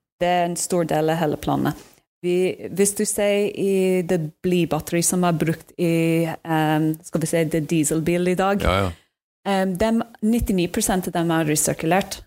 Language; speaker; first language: Norwegian; non-native, fluent; English